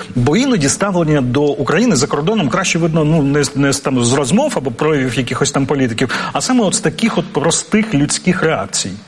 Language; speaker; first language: Ukrainian; native; Ukrainian